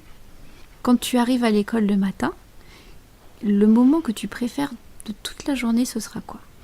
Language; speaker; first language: French; native; French